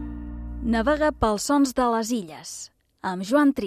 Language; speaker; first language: Catalan; native; Catalan